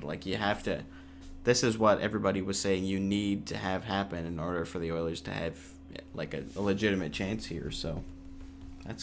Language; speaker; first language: English; native; English